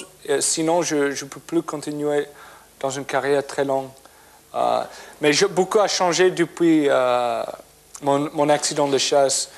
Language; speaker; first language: French; non-native, fluent; English